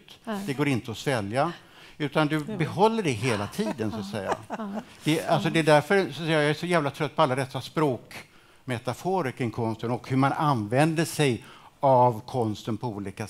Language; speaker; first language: Swedish; native; Swedish